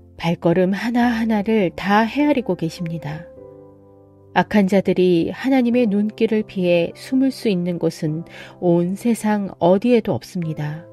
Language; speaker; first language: Korean; native; Korean